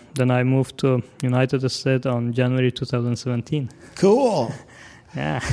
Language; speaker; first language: English; non-native, fluent; Persian